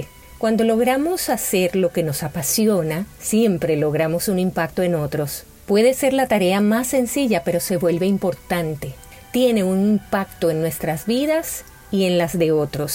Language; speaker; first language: Spanish; native; Spanish